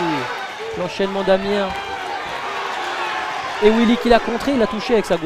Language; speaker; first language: French; native; French